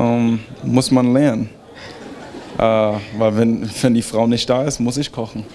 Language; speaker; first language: German; early bilingual, heritage; German